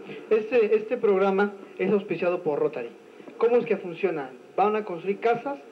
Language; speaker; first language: Spanish; native; Spanish